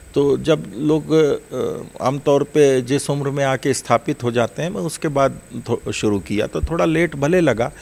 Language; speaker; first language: Hindi; native; Hindi